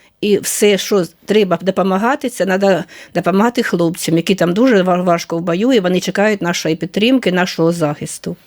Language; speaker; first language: Ukrainian; native; Ukrainian